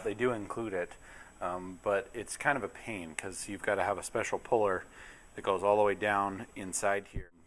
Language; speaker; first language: English; native; English